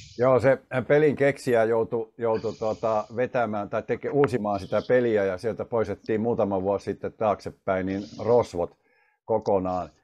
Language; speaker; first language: Finnish; native; Finnish